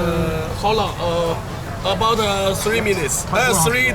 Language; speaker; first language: English; non-native, learner; Chinese